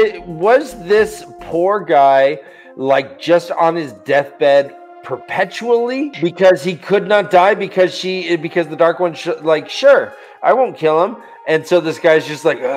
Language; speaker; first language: English; native; English